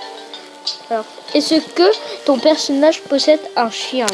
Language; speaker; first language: French; early bilingual, other home language; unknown